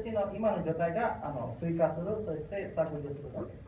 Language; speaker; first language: Japanese; non-native, learner; Indonesian